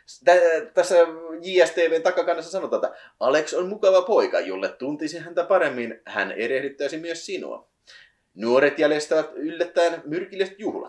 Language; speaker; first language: Finnish; native; Finnish